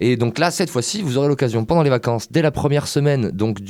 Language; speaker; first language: French; native; French